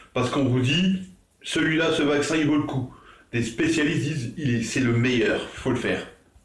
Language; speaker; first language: French; native; French